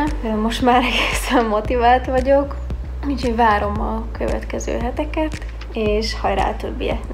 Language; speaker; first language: Hungarian; native; Hungarian